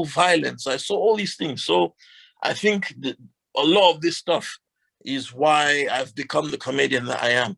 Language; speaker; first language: English; non-native, local second language; Hausa